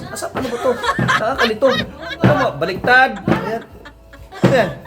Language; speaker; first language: Filipino; non-native, local second language; Cebuano